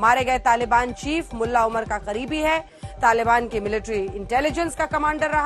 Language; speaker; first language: Hindi; native; Hindi